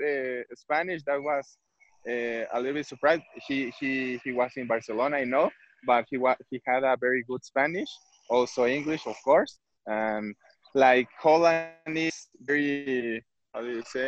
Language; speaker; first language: English; non-native, fluent; Spanish